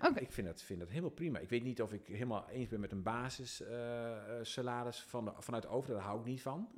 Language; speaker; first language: Dutch; native; Dutch